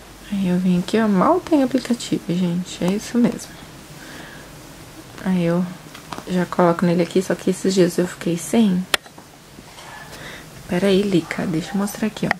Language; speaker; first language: Portuguese; native; Portuguese